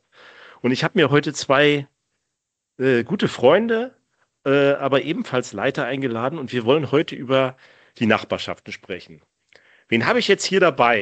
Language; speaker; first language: German; native; German